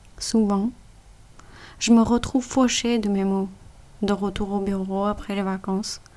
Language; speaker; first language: French; non-native, fluent; Punjabi